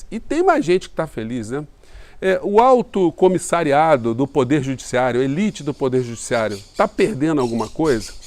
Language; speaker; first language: Portuguese; native; Portuguese